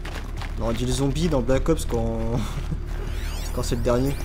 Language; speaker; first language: French; native; French